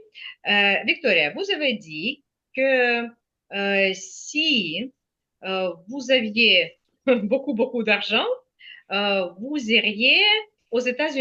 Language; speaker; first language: French; non-native, fluent; Ukrainian